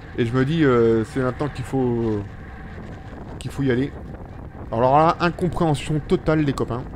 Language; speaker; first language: French; native; French